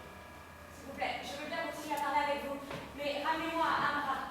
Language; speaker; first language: French; native; French